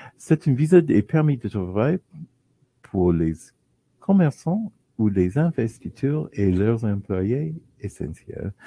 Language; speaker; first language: French; non-native, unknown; English